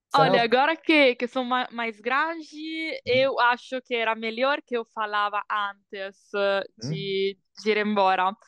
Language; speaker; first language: Portuguese; non-native, fluent; Italian